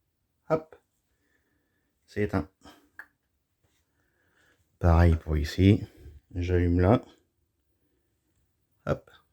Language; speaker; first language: French; native; French